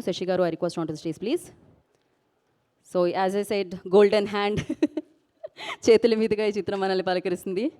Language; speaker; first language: Telugu; native; Telugu